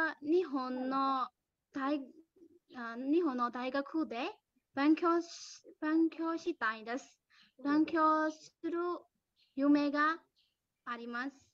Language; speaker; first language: Japanese; non-native, learner; Burmese